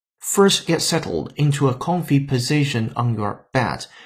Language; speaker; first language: English; non-native, fluent; Chinese